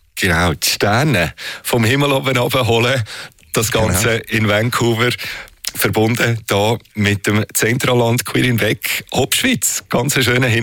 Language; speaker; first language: German; native; German